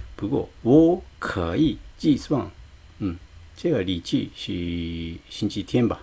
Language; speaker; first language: Chinese; non-native, learner; Japanese